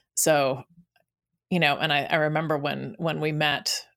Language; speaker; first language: English; native; English